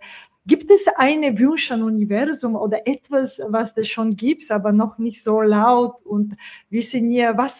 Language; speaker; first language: German; non-native, fluent; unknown